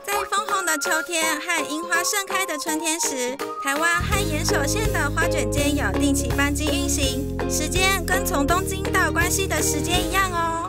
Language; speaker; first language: Chinese; native; Chinese